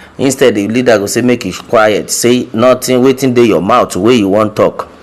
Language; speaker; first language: Nigerian Pidgin; non-native, local second language; Yoruba